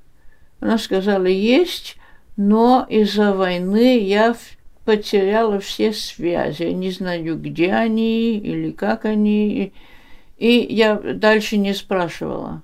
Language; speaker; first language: Russian; early bilingual, heritage; Russian